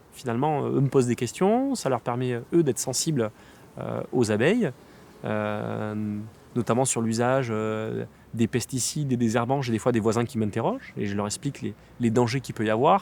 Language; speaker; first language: French; native; French